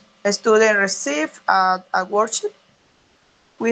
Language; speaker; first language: English; non-native, learner; Spanish